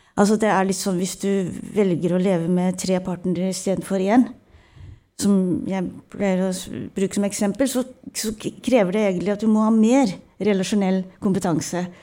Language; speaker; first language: Norwegian; early bilingual, other home language; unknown